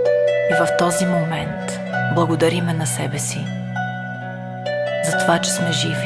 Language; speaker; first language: Bulgarian; native; Bulgarian